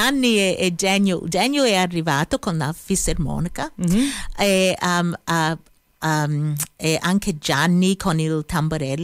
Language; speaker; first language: Italian; early bilingual, heritage; English